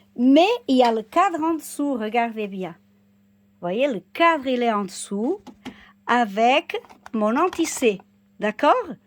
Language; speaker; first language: French; non-native, fluent; Portuguese